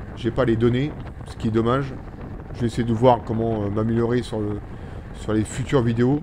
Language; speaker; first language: French; native; French